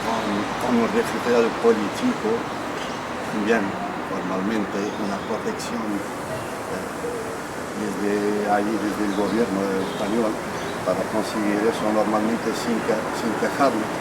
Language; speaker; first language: Spanish; non-native, fluent; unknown